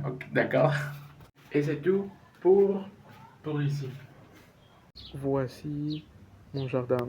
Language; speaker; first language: French; non-native, learner; Spanish